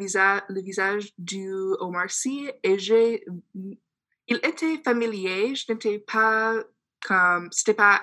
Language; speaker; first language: French; non-native, fluent; English